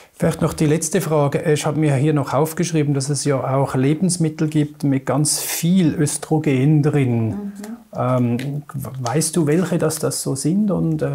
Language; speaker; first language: German; native; German